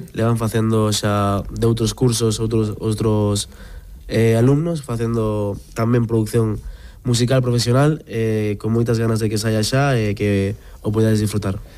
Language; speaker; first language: Galician; non-native, local second language; Spanish